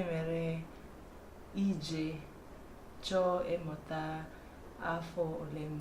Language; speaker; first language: Igbo; non-native, learner; Filipino